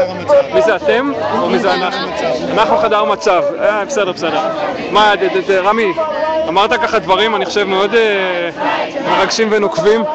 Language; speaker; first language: Hebrew; native; Hebrew